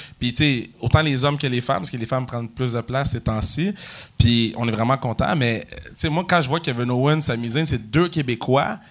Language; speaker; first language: French; native; French